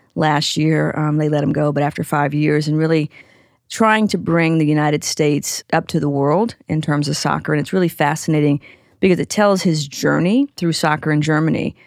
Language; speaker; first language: English; native; English